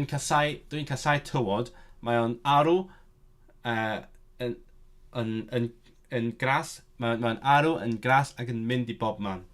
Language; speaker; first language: Welsh; non-native, learner; Cantonese